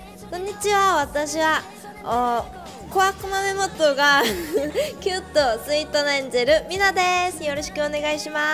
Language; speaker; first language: Japanese; non-native, learner; Korean